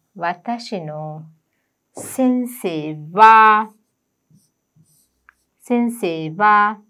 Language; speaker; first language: Japanese; non-native, fluent; Sinhala